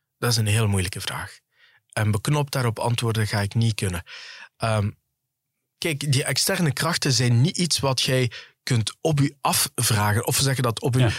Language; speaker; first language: Dutch; early bilingual, other home language; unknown